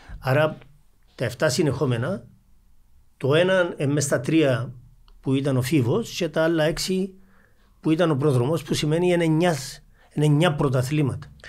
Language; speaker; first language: Greek; native; Greek